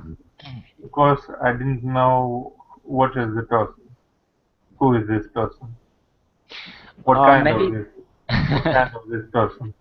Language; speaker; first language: English; non-native, learner; Russian